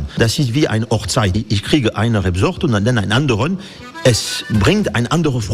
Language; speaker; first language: German; non-native, learner; French